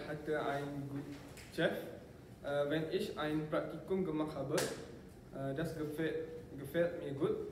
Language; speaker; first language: German; non-native, learner; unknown